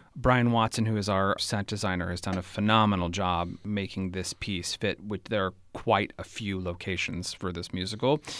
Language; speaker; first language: English; native; English